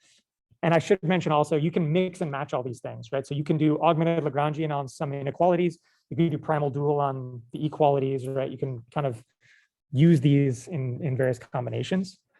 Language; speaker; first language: English; native; English